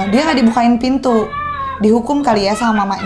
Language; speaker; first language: Indonesian; native; Indonesian